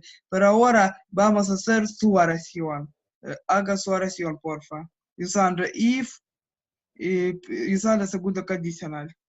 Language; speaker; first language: Spanish; non-native, learner; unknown